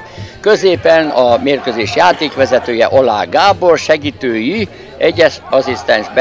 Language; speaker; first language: Hungarian; native; Hungarian